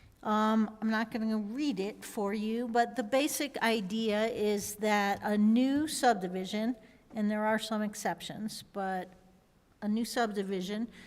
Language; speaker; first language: English; native; English